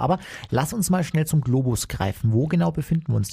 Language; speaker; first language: German; native; German